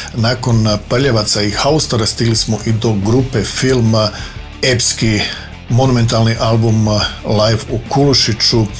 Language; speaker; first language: Croatian; native; Croatian